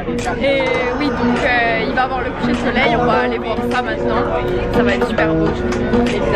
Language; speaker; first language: French; native; French